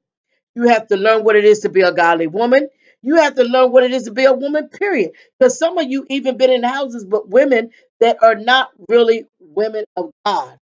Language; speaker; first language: English; native; English